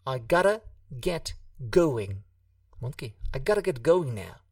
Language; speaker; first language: English; non-native, fluent; Hungarian